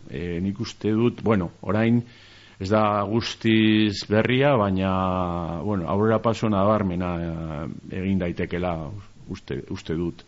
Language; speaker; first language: Basque; non-native, local second language; Spanish